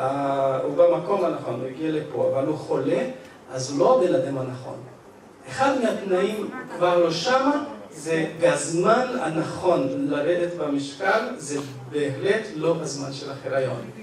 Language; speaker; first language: Hebrew; non-native, fluent; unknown